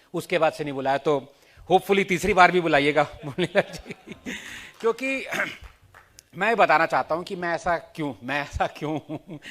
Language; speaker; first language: Hindi; non-native, local second language; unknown